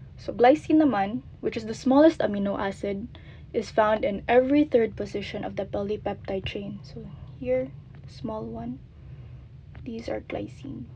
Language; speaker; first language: English; non-native, local second language; Filipino